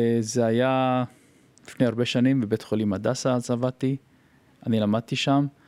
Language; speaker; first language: Hebrew; non-native, local second language; Arabic